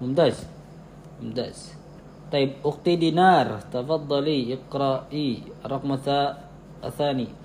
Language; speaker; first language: Arabic; non-native, fluent; Indonesian